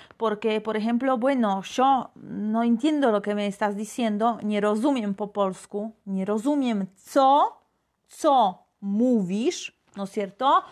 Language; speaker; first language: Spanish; non-native, fluent; Polish